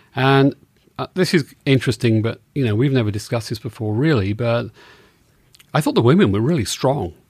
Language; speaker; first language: English; native; English